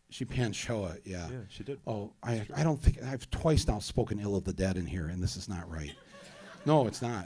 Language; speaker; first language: English; native; English